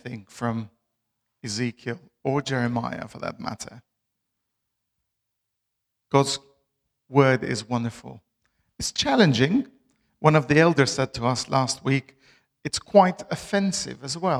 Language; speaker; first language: English; non-native, fluent; Albanian